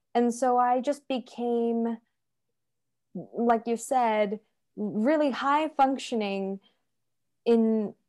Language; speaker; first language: English; non-native, fluent; Turkish